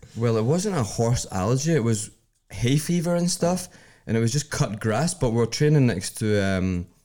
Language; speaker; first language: English; native; English